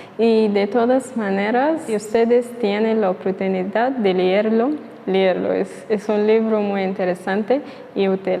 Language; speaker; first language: Spanish; non-native, learner; Arabic